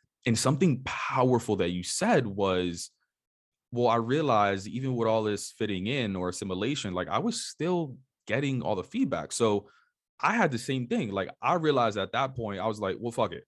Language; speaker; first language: English; early bilingual, other home language; Spanish